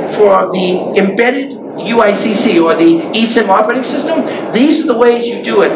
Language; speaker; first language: English; native; English